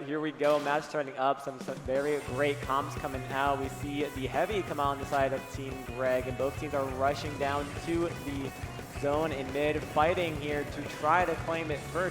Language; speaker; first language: English; native; English